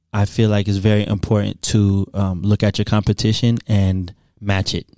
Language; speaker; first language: English; early bilingual, other home language; Haitian Creole